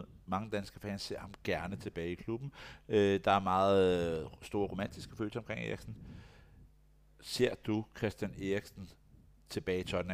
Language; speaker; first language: Danish; native; Danish